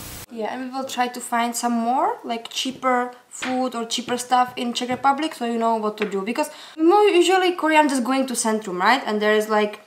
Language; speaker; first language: English; non-native, learner; Czech